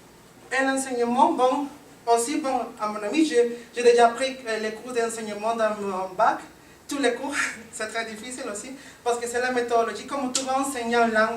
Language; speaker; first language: French; non-native, learner; Spanish